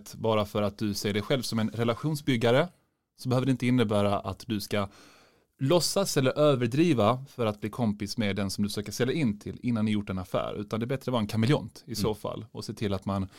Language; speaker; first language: Swedish; native; Swedish